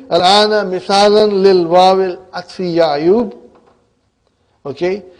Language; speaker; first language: Arabic; non-native, fluent; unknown